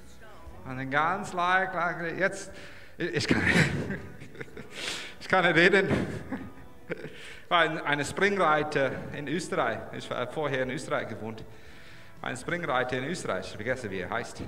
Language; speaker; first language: German; non-native, learner; English